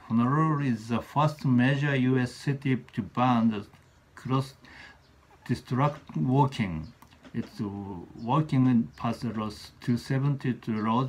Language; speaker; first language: English; non-native, learner; Japanese